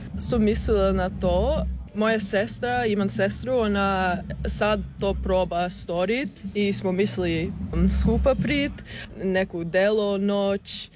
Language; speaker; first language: Croatian; early bilingual, heritage; English